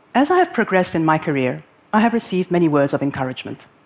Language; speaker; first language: English; non-native, fluent; Arabic